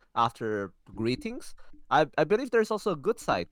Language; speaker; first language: English; early bilingual, heritage; Czech